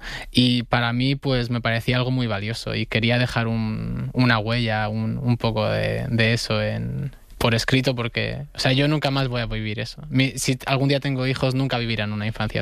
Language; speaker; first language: Spanish; native; Spanish